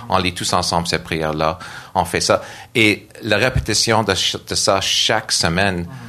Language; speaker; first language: French; non-native, local second language; English